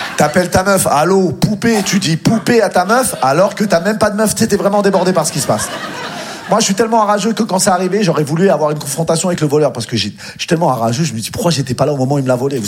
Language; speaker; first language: French; native; French